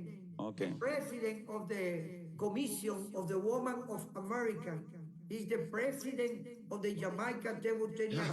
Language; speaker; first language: English; non-native, learner; Spanish